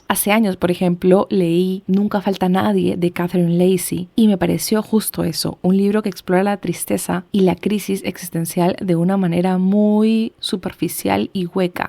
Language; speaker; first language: Spanish; native; Spanish